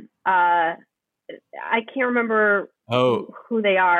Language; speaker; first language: English; native; English